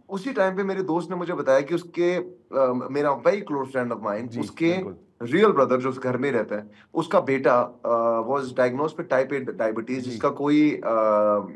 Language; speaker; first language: Hindi; native; Hindi